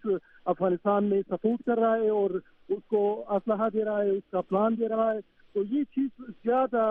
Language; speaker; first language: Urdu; non-native, fluent; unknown